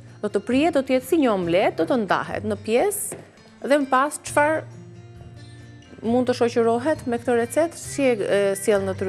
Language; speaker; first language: Albanian; native; Albanian